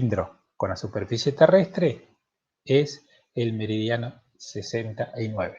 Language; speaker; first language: Spanish; native; Spanish